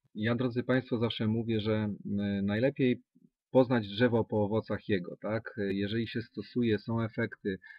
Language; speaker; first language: Polish; native; Polish